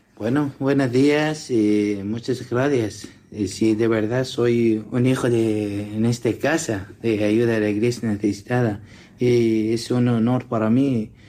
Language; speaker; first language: Spanish; non-native, learner; Assyrian Neo-Aramaic